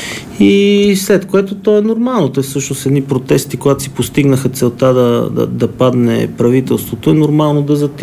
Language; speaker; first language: Bulgarian; native; Bulgarian